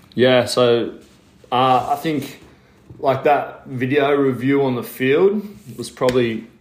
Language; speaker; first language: English; native; English